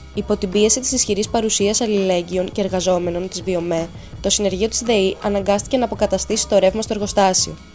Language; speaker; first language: Greek; native; Greek